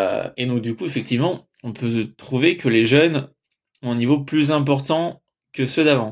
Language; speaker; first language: French; native; French